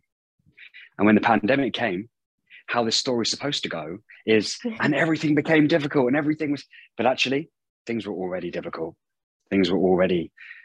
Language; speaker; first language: English; native; English